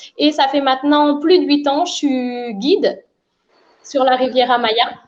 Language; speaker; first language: French; native; French